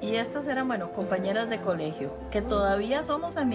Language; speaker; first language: Spanish; native; Spanish